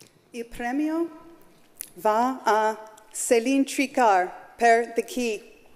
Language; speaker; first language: Italian; non-native, learner; English